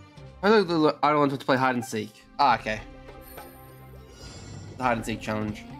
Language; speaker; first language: English; native; English